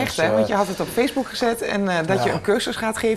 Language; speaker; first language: Dutch; native; Dutch